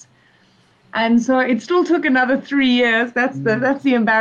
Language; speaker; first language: English; native; English